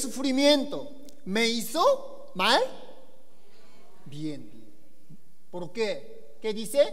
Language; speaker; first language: Spanish; non-native, learner; Korean